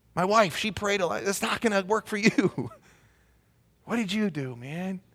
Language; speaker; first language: English; native; English